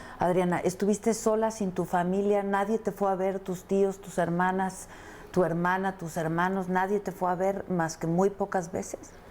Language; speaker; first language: Spanish; native; Spanish